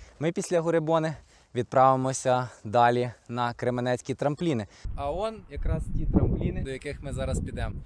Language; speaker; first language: Ukrainian; native; Ukrainian